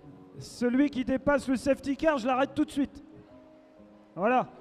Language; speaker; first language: French; native; French